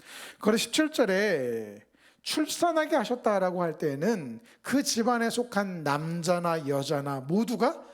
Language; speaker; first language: Korean; native; Korean